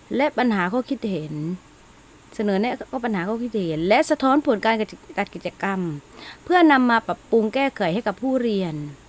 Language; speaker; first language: Thai; non-native, local second language; Malay